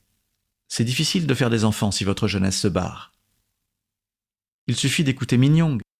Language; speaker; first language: French; native; French